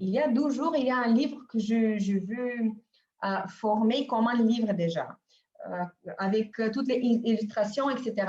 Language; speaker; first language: French; non-native, fluent; Bulgarian